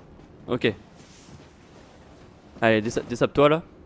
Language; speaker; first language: French; native; French